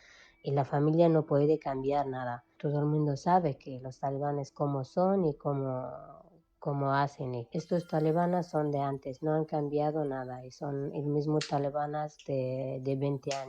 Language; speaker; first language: Spanish; non-native, fluent; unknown